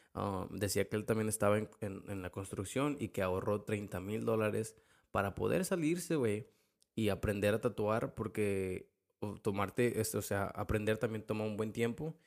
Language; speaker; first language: Spanish; early bilingual, heritage; Spanish